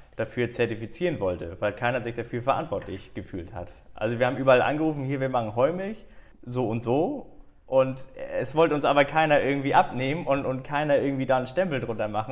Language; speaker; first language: German; native; German